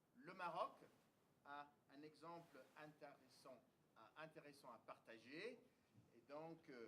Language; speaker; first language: French; non-native, fluent; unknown